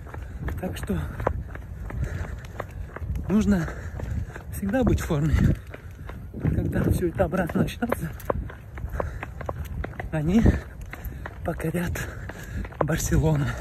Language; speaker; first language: Russian; non-native, local second language; Kyrgyz